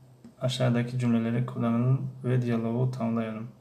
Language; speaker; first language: Turkish; non-native, learner; Tajik